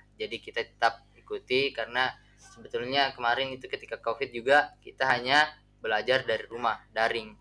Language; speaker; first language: Indonesian; native; Indonesian